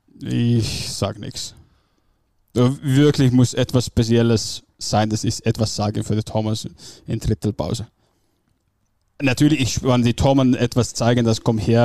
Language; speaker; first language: German; non-native, fluent; Finnish